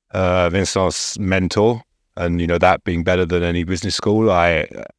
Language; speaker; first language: English; native; English